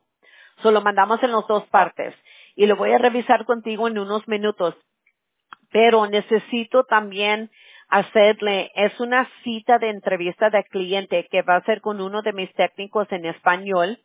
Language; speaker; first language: Spanish; early bilingual, heritage; Spanish